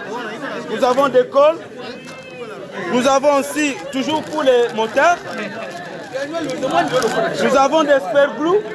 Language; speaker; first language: French; non-native, local second language; Swahili